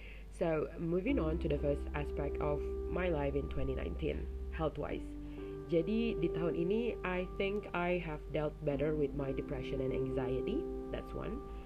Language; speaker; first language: English; non-native, fluent; Indonesian